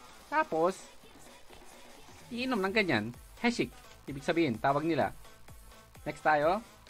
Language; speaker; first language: Filipino; native; Filipino